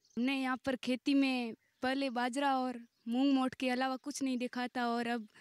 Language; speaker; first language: Hindi; non-native, local second language; Marwari